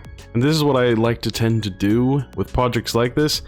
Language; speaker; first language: English; native; English